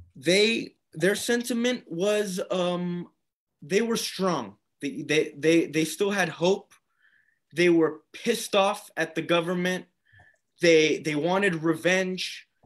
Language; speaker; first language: English; native; English